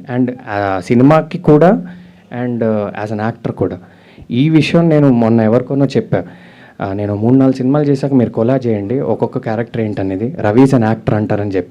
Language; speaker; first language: Telugu; native; Telugu